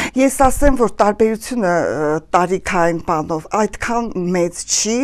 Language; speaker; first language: Armenian; native; Armenian